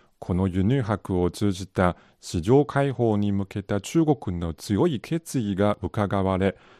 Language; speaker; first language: Japanese; non-native, fluent; Chinese